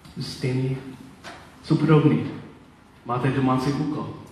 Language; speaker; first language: Czech; non-native, learner; Polish